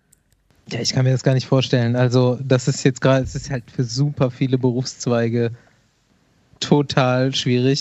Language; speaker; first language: German; native; German